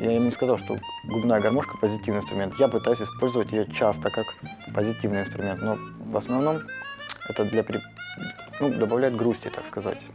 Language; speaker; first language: Russian; native; Russian